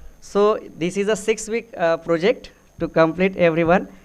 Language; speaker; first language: English; non-native, local second language; Marathi